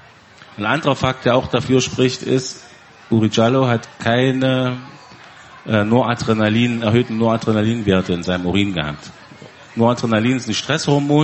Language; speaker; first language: German; native; German